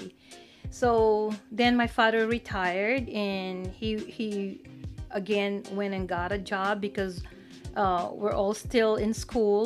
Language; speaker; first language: English; non-native, local second language; Pampanga